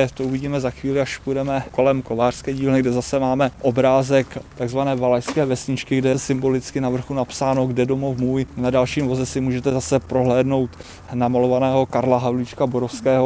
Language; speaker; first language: Czech; native; Czech